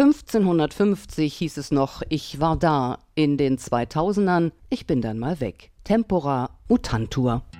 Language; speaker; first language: German; native; German